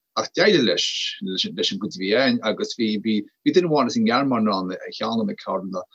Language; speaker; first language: Irish; native; Irish